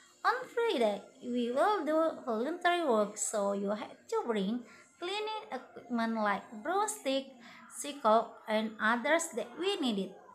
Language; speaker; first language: English; non-native, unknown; Indonesian